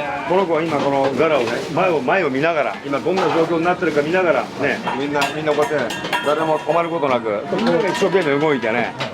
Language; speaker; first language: Japanese; native; Japanese